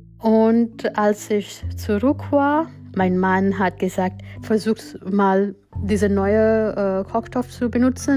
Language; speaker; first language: German; non-native, fluent; Gujarati